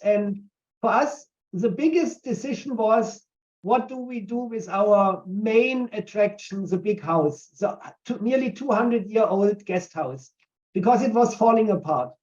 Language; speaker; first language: English; non-native, fluent; German